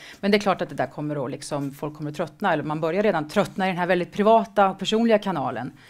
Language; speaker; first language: Swedish; native; Swedish